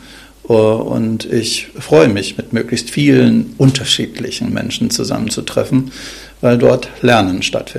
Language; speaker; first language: German; native; German